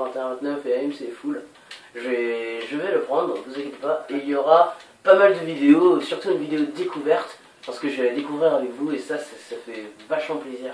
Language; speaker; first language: French; native; French